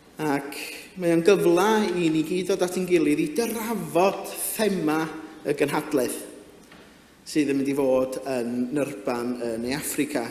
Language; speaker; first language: Welsh; native; Welsh